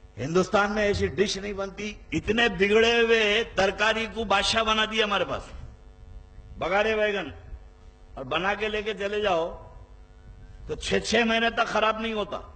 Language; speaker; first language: Urdu; native; Urdu